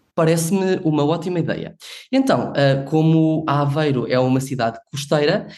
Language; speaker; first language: Portuguese; native; Portuguese